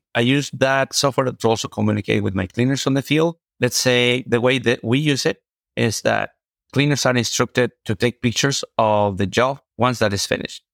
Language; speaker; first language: English; non-native, fluent; Spanish